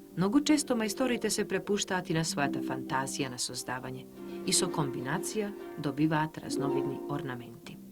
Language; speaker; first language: Macedonian; native; Macedonian